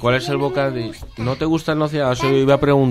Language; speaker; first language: Spanish; native; Spanish